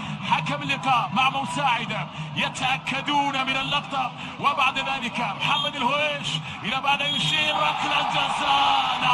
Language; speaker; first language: Arabic; native; Arabic